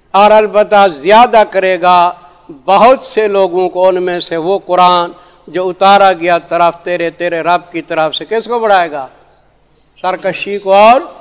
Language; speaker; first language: Urdu; non-native, local second language; Saraiki